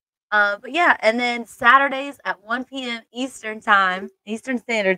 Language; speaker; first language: English; native; English